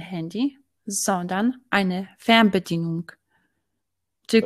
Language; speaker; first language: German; non-native, fluent; Polish